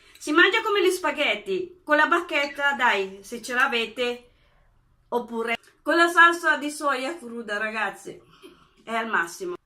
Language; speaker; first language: Italian; non-native, fluent; Filipino